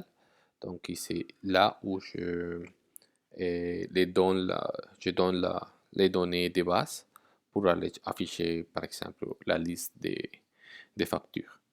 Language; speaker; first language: French; non-native, fluent; Spanish